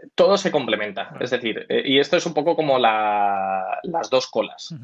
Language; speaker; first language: Spanish; native; Spanish